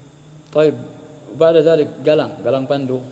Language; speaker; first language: Arabic; non-native, fluent; Indonesian